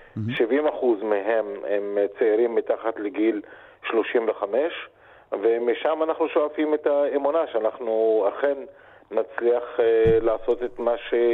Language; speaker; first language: Hebrew; non-native, local second language; Arabic